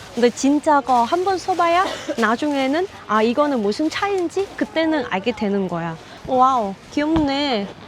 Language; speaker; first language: Korean; non-native, fluent; Vietnamese